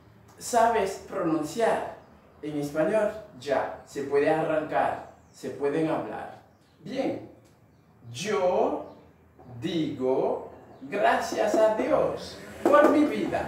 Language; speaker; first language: Spanish; non-native, fluent; Haitian Creole